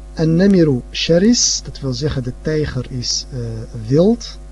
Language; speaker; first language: Dutch; early bilingual, other home language; Arabic